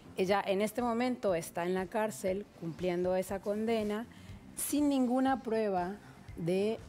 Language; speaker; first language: Spanish; native; Spanish